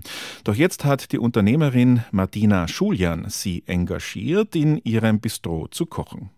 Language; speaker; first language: German; native; German